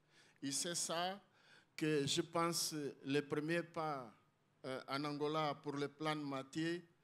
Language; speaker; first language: French; non-native, learner; Portuguese